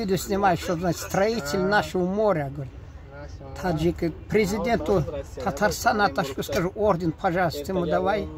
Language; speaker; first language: Russian; native; Russian